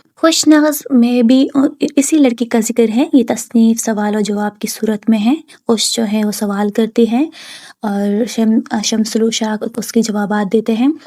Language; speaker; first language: Urdu; native; Urdu